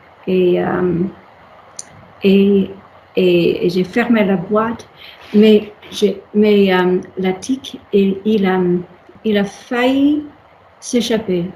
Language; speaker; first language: French; non-native, learner; English